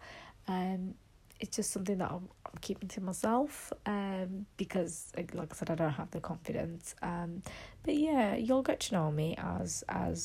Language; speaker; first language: English; native; English